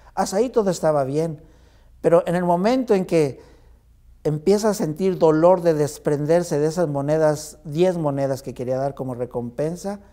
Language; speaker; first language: Spanish; native; Spanish